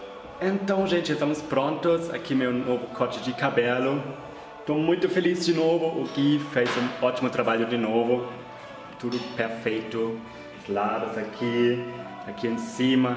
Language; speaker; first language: Portuguese; non-native, fluent; German